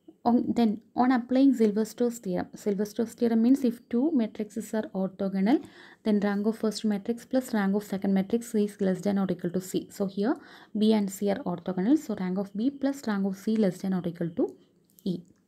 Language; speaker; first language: English; non-native, local second language; Malayalam